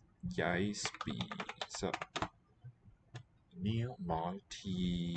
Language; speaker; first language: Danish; non-native, learner; English